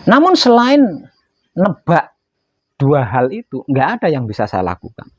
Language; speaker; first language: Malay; non-native, local second language; Javanese